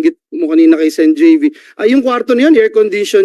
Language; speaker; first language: Filipino; native; Filipino